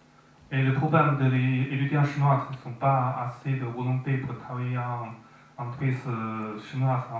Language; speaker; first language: French; non-native, learner; Chinese